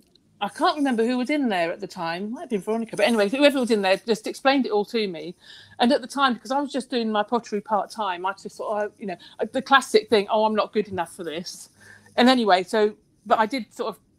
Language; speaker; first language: English; native; English